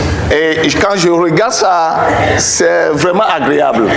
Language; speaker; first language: French; non-native, local second language; Ewe